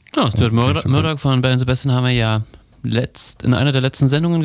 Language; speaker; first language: German; native; German